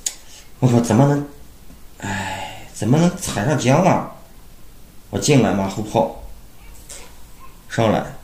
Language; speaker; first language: Chinese; native; Chinese